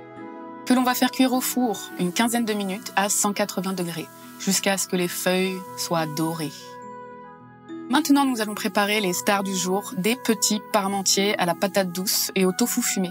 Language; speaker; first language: French; native; French